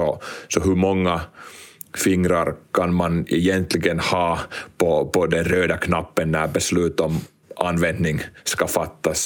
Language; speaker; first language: Swedish; non-native, local second language; Finnish